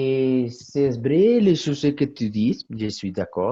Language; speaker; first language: French; non-native, learner; Spanish